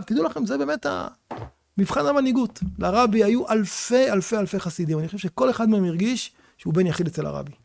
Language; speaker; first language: Hebrew; native; Hebrew